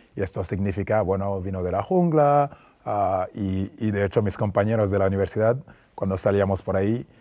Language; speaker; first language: Spanish; non-native, fluent; French